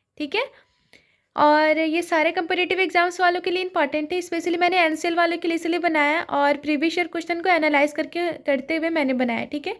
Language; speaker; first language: Hindi; native; Hindi